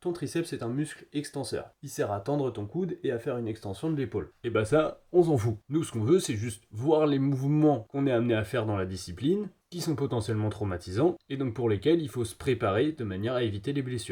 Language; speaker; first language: French; native; French